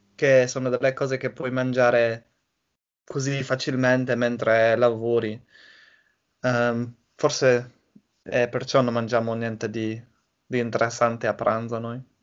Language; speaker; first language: Italian; non-native, learner; English